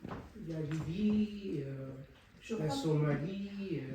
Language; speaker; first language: French; non-native, local second language; Comorian